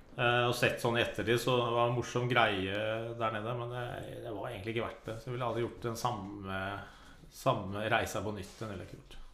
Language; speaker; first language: Norwegian; native; Norwegian